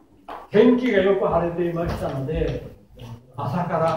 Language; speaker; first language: Japanese; native; Japanese